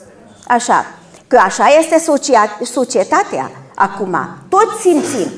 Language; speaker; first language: Romanian; non-native, local second language; Hungarian